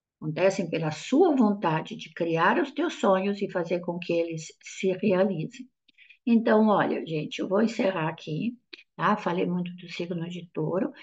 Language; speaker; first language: Portuguese; non-native, fluent; Italian